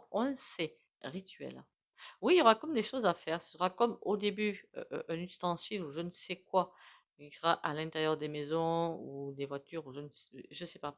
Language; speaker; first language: French; native; French